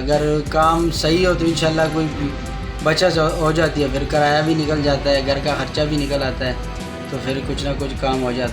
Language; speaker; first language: Hindi; non-native, local second language; Pashto